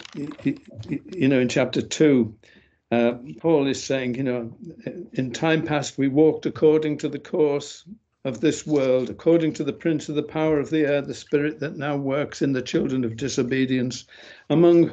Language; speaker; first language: English; native; English